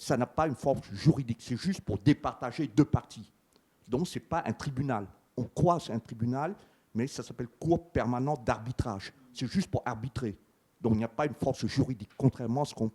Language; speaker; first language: French; native; French